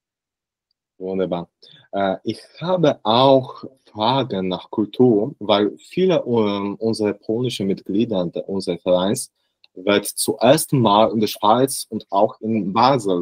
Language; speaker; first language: German; non-native, learner; Polish